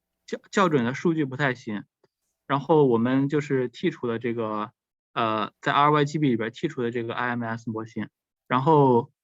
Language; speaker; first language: Chinese; native; Chinese